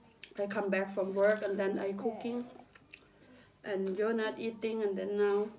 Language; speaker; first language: English; non-native, learner; Thai